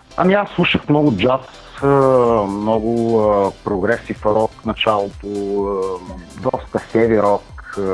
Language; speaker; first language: Bulgarian; early bilingual, other home language; Italian